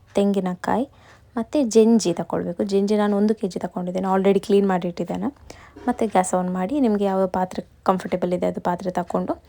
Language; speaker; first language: Kannada; non-native, local second language; Tulu